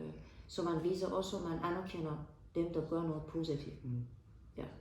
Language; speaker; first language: Danish; non-native, fluent; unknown